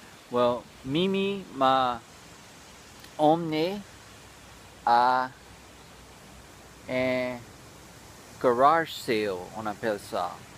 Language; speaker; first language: French; early bilingual, heritage; French